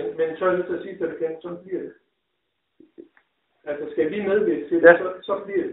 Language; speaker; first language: Danish; native; Danish